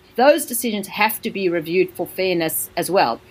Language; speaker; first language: English; native; English